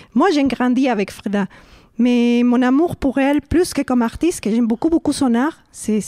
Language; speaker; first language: French; non-native, learner; Spanish